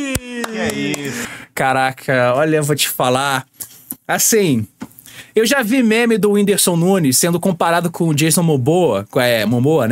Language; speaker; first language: Portuguese; native; Portuguese